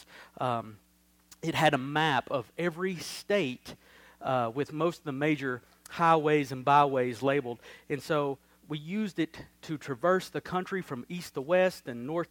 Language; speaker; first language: English; native; English